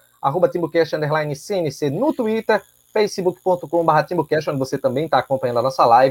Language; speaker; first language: Portuguese; native; Portuguese